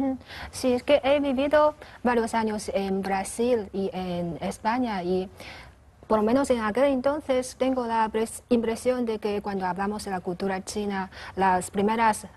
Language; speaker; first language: Spanish; non-native, fluent; Chinese